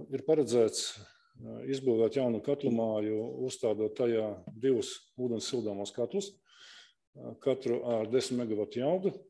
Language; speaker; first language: Latvian; non-native, local second language; Russian